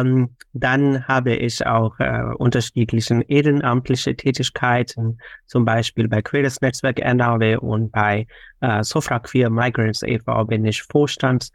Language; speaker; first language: German; non-native, fluent; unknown